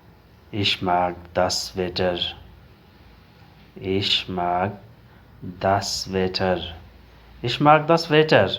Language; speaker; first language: German; non-native, learner; Urdu